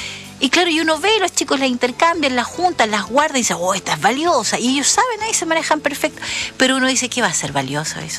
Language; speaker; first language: Spanish; native; Spanish